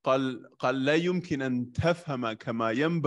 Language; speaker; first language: Arabic; non-native, fluent; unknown